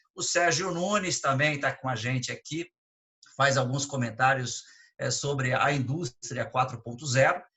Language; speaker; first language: Portuguese; native; Portuguese